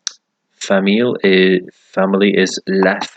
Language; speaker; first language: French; non-native, learner; English